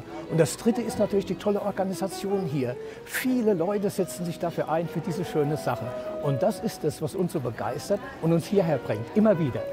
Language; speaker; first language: German; native; German